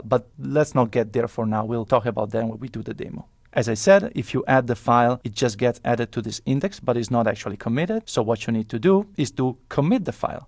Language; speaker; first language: English; non-native, fluent; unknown